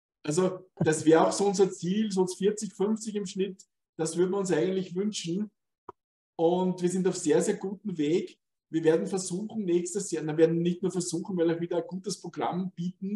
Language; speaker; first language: German; native; German